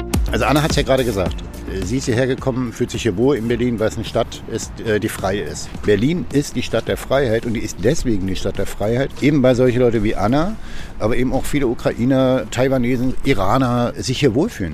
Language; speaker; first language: German; native; German